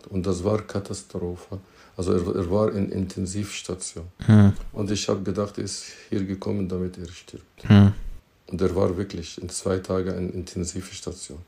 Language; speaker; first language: German; non-native, fluent; Arabic